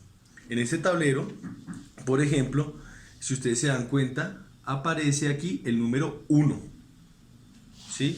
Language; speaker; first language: Spanish; native; Spanish